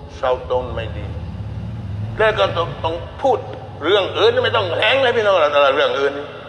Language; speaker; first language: Thai; non-native, local second language; Malay